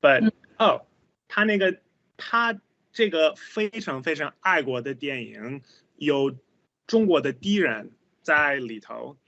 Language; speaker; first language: Chinese; non-native, fluent; English